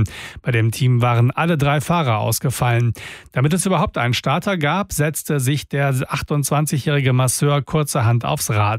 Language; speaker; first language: German; native; German